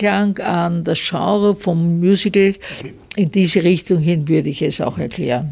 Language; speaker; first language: German; native; German